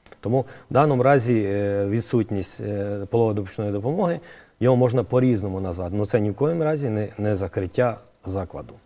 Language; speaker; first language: Ukrainian; native; Ukrainian